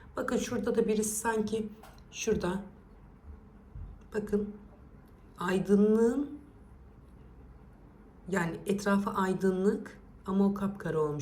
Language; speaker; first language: Turkish; native; Turkish